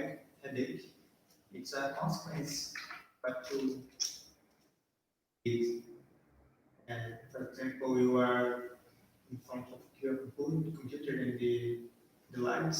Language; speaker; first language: English; non-native, learner; Portuguese